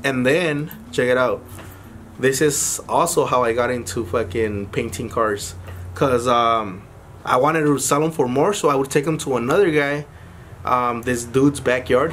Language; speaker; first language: English; early bilingual, other home language; Spanish